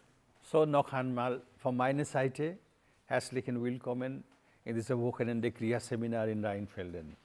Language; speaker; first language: German; non-native, learner; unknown